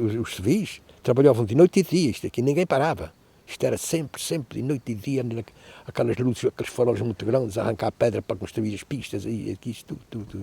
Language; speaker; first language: Portuguese; native; Portuguese